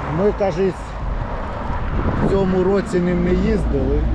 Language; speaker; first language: Ukrainian; native; Ukrainian